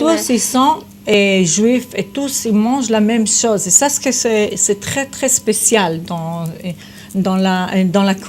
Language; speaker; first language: French; non-native, fluent; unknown